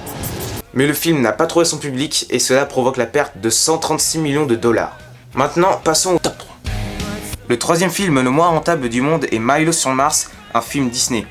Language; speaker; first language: French; native; French